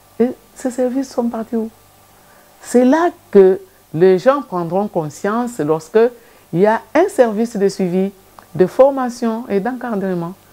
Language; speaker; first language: French; non-native, local second language; Lingala